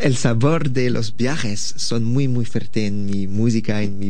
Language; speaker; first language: Spanish; non-native, learner; French